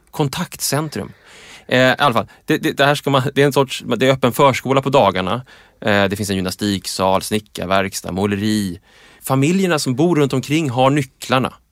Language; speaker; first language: Swedish; native; Swedish